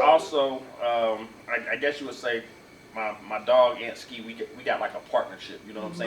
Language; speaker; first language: English; native; English